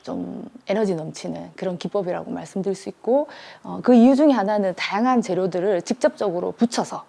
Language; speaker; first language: Korean; native; Korean